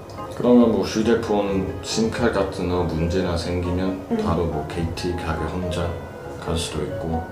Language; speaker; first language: Korean; non-native, fluent; English